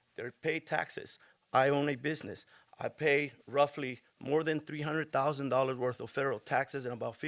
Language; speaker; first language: English; early bilingual, other home language; Spanish